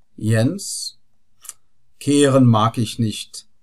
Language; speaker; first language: German; non-native, fluent; Arabic